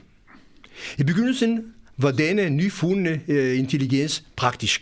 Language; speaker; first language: Danish; non-native, fluent; Hebrew